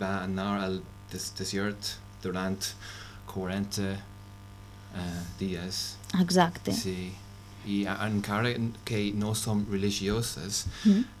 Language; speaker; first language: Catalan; non-native, learner; English